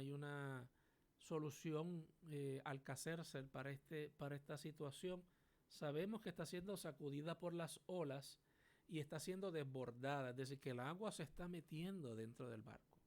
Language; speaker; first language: Spanish; native; Spanish